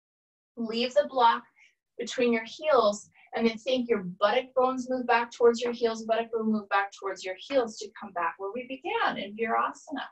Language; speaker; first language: English; native; English